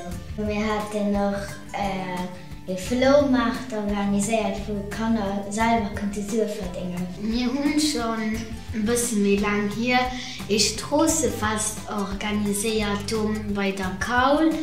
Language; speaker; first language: German; non-native, local second language; Luxembourgish